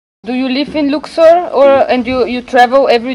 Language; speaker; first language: English; non-native, learner; German